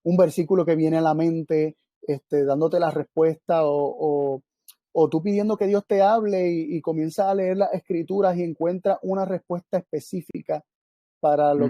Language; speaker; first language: Spanish; native; Spanish